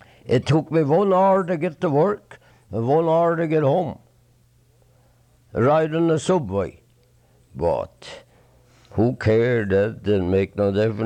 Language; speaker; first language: English; non-native, fluent; Swedish